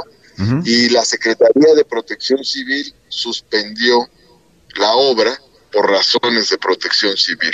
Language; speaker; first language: Spanish; native; Spanish